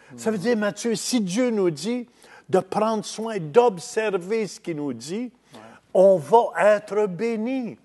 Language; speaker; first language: French; native; French